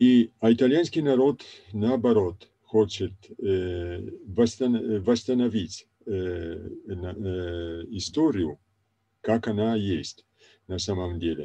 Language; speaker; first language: Russian; non-native, fluent; Italian